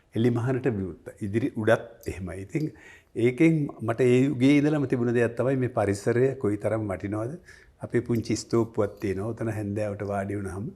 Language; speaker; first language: Sinhala; native; Sinhala